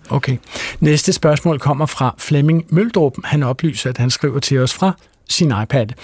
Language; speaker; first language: Danish; native; Danish